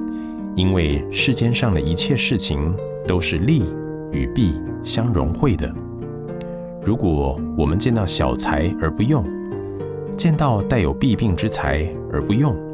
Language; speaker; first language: Chinese; native; Chinese